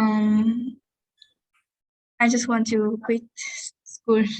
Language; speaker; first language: English; non-native, learner; Vietnamese